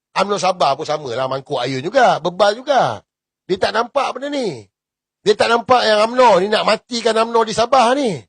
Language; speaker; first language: Malay; native; Malay